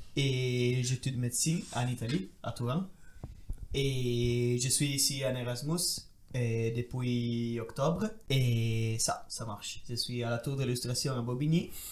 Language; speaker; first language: French; non-native, learner; Italian